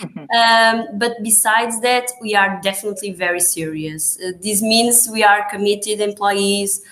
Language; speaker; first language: English; non-native, fluent; Portuguese